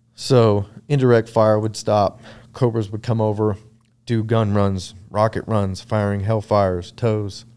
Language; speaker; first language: English; native; English